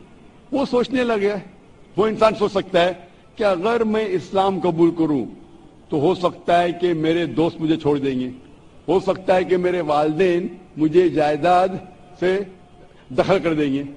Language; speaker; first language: Hindi; non-native, local second language; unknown